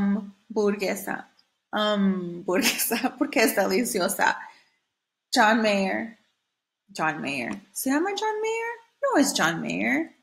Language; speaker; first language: Spanish; non-native, fluent; English